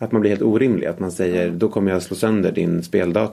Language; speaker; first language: Swedish; native; Swedish